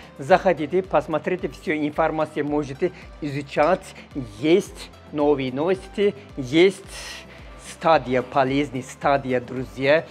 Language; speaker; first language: Russian; non-native, learner; Turkish